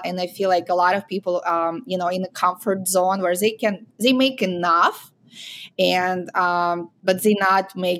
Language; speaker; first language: English; non-native, fluent; Ukrainian